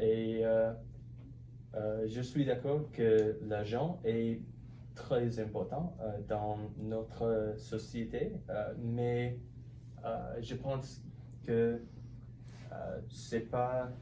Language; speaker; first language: French; non-native, learner; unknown